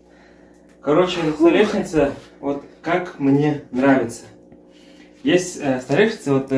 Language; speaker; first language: Russian; native; Russian